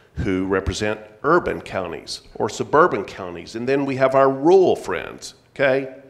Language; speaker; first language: English; native; English